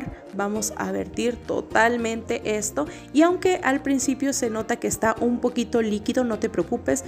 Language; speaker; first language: Spanish; native; Spanish